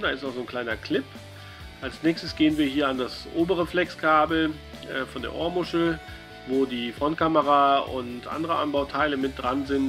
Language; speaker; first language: German; native; German